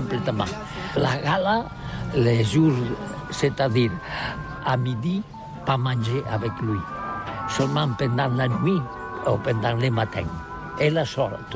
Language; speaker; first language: French; non-native, learner; Catalan